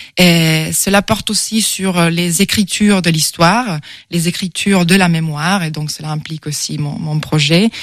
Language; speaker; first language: French; non-native, fluent; Italian